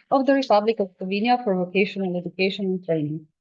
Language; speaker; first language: English; non-native, fluent; Slovenian